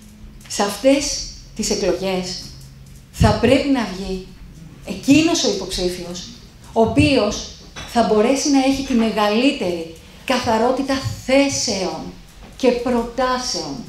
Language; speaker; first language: Greek; native; Greek